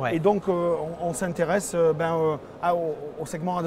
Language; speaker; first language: French; native; French